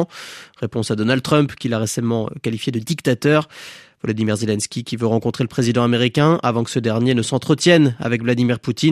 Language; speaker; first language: French; native; French